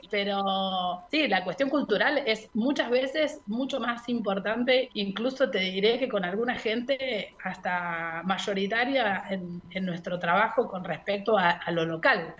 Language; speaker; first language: Spanish; native; Spanish